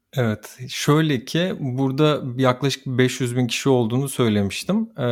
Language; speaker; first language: Turkish; native; Turkish